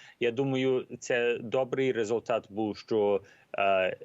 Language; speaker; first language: Ukrainian; early bilingual, heritage; Ukrainian